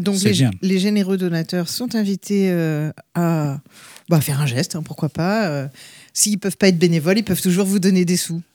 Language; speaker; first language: French; native; French